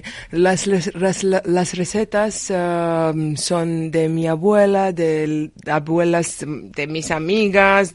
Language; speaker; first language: Spanish; non-native, learner; Georgian